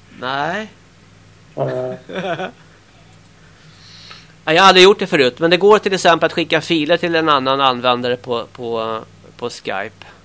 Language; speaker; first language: Swedish; native; Swedish